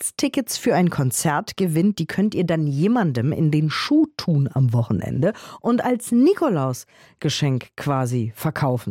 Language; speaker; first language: German; native; German